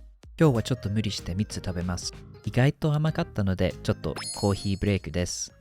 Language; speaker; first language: Japanese; non-native, fluent; English